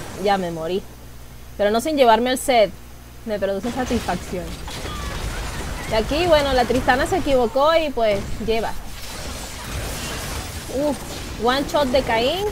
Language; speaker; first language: Spanish; native; Spanish